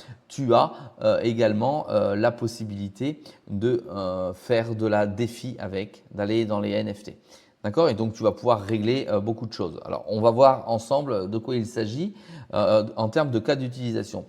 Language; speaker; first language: French; native; French